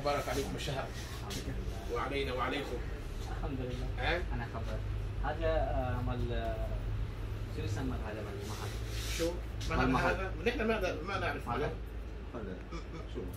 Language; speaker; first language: Arabic; non-native, learner; Urdu